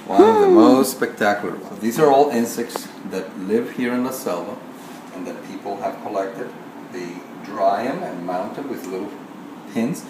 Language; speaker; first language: English; non-native, fluent; Spanish